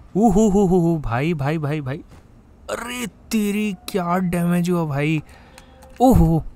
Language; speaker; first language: Hindi; native; Hindi